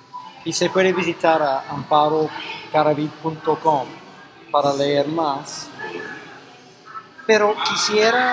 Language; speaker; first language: Spanish; non-native, fluent; English